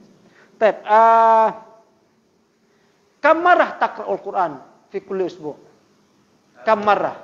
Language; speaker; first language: Arabic; non-native, fluent; Indonesian